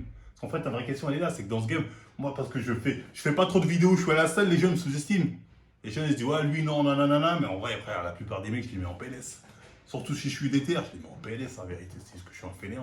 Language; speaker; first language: French; native; French